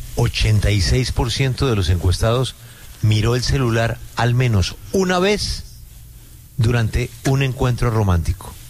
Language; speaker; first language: Spanish; native; Spanish